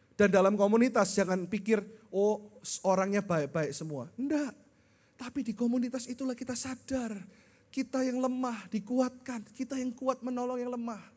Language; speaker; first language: Indonesian; native; Indonesian